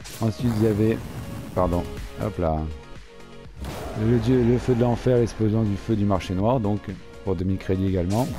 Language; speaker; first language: French; native; French